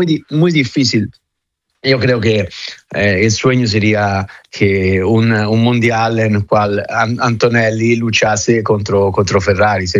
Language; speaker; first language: Spanish; non-native, fluent; Italian